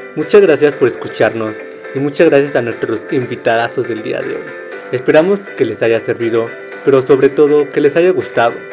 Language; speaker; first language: Spanish; native; Spanish